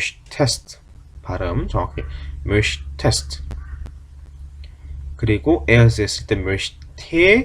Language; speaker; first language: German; non-native, fluent; Korean